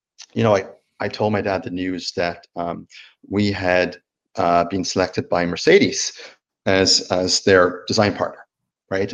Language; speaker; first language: English; native; English